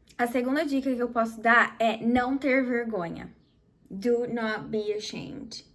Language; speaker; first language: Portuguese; native; Portuguese